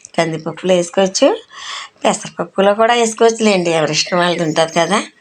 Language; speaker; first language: Telugu; non-native, local second language; Urdu